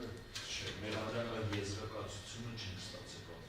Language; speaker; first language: Armenian; native; Armenian